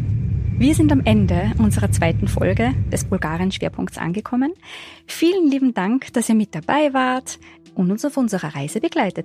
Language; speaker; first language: German; native; German